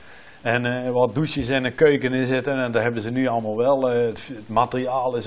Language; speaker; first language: Dutch; native; Dutch